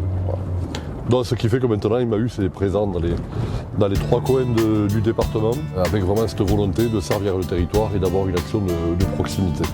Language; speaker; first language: French; native; French